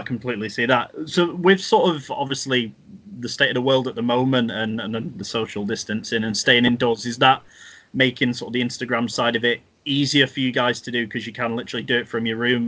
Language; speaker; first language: English; native; English